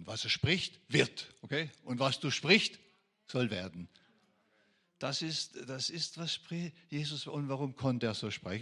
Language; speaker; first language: German; non-native, fluent; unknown